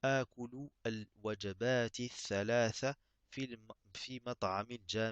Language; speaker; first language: Arabic; non-native, fluent; French